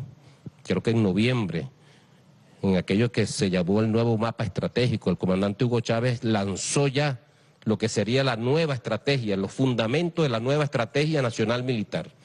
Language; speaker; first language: Spanish; native; Spanish